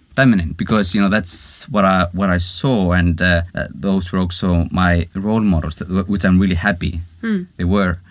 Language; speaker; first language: English; non-native, fluent; Icelandic